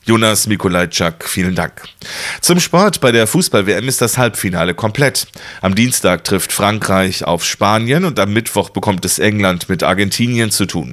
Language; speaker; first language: German; native; German